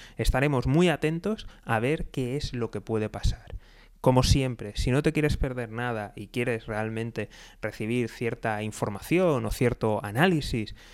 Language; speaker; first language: Spanish; native; Spanish